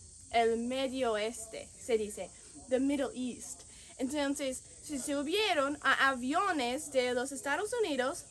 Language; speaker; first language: Spanish; non-native, fluent; English